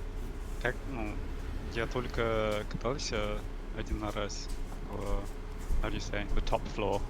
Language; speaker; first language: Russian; non-native, learner; English